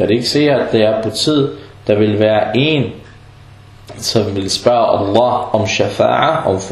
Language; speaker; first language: Danish; non-native, fluent; Arabic